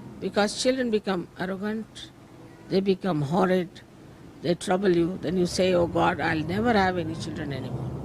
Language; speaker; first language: English; non-native, local second language; Marathi